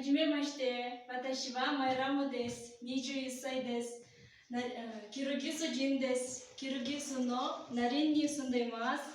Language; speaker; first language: Japanese; non-native, learner; Kyrgyz